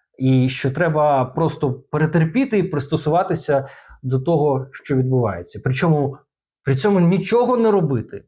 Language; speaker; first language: Ukrainian; non-native, local second language; Russian